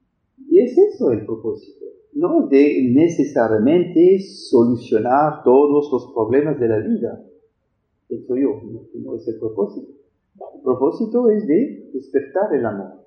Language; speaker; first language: Spanish; non-native, fluent; French